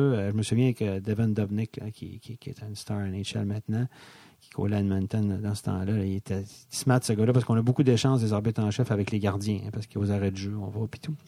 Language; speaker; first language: French; native; French